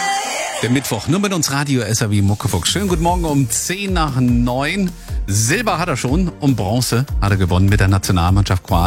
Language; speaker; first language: German; native; German